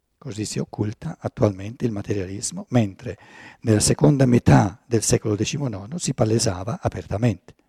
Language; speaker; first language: Italian; non-native, fluent; German